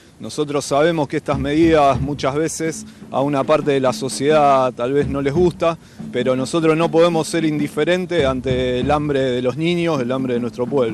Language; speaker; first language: Spanish; native; Spanish